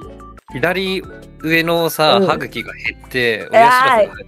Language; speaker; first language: Japanese; native; Japanese